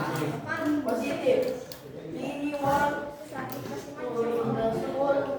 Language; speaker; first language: English; non-native, learner; Indonesian